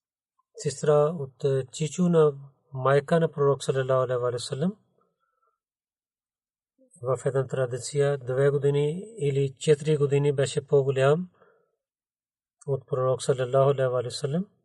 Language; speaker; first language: Bulgarian; non-native, learner; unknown